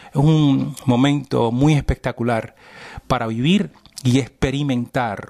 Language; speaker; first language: Spanish; early bilingual, heritage; Spanish